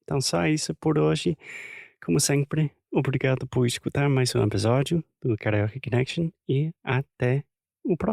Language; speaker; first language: Portuguese; non-native, fluent; English